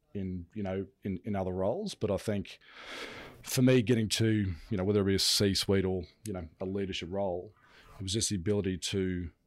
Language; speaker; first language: English; native; English